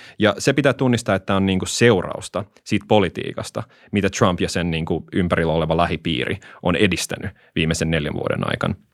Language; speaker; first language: Finnish; native; Finnish